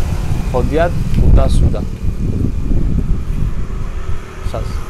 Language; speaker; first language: Russian; non-native, learner; Javanese